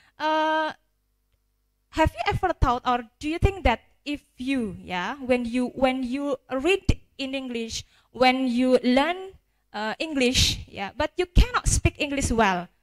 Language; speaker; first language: English; non-native, fluent; Indonesian